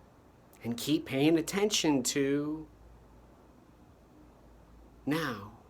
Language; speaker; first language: English; native; English